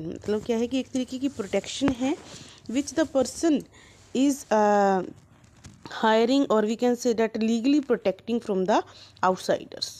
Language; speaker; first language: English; non-native, local second language; Hindi